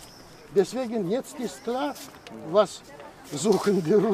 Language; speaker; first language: German; non-native, fluent; Russian